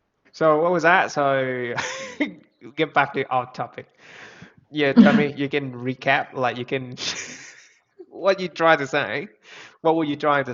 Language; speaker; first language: English; non-native, fluent; Vietnamese